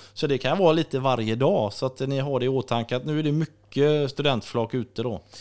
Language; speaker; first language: Swedish; native; Swedish